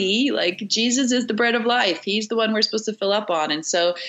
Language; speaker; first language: English; native; English